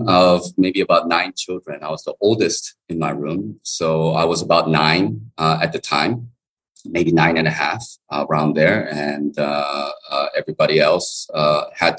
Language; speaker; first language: English; early bilingual, other home language; Korean